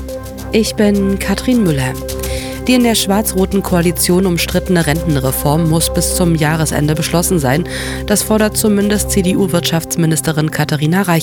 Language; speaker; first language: German; native; German